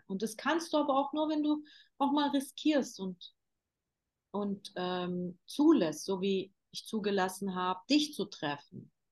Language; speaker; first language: German; native; German